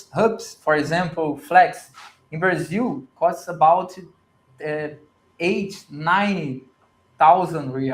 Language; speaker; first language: English; non-native, learner; Portuguese